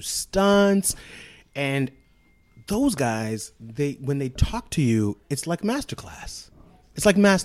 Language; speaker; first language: English; non-native, local second language; Shona